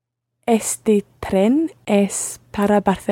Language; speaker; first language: Spanish; non-native, learner; English